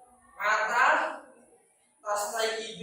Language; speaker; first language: Arabic; non-native, fluent; Indonesian